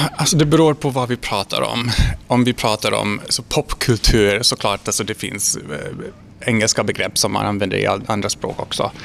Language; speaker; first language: Swedish; non-native, fluent; Hungarian